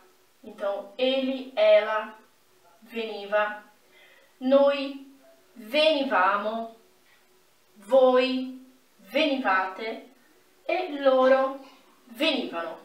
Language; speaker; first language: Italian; non-native, fluent; Portuguese